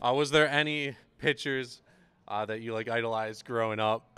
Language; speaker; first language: English; native; English